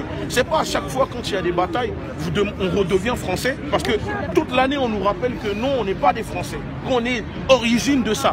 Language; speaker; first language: French; native; French